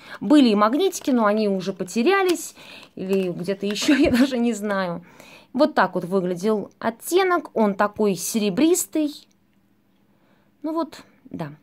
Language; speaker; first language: Russian; native; Russian